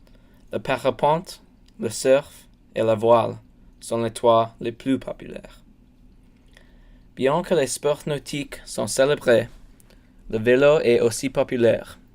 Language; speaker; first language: French; non-native, learner; English